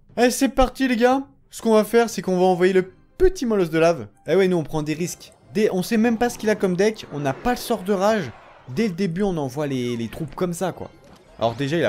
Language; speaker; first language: French; native; French